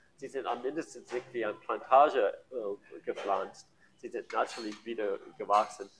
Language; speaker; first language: German; non-native, learner; English